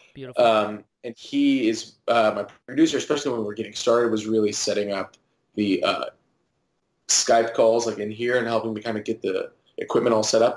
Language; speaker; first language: English; native; English